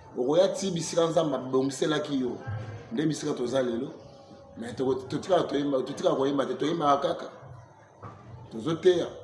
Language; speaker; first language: Lingala; non-native, local second language; Luba-Lulua